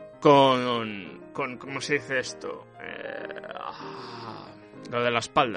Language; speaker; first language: Spanish; native; Spanish